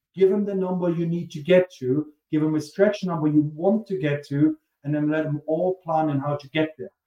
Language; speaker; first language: English; non-native, fluent; German